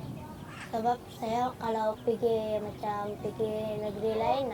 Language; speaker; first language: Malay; early bilingual, other home language; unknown